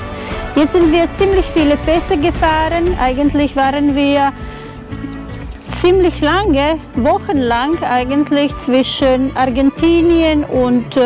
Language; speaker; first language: German; non-native, fluent; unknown